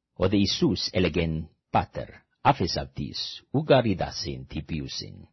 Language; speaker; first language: Greek; non-native, fluent; English